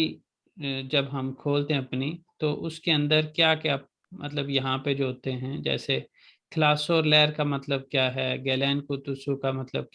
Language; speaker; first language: Hindi; native; Hindi